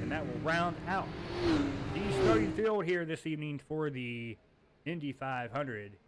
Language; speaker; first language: English; native; English